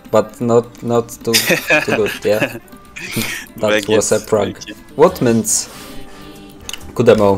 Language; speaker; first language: English; non-native, learner; Polish